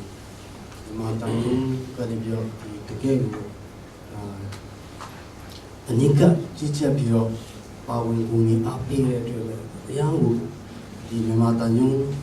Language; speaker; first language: Burmese; non-native, local second language; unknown